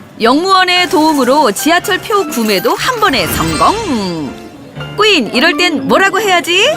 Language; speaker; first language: Korean; native; Korean